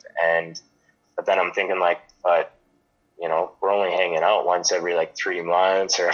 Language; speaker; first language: English; native; English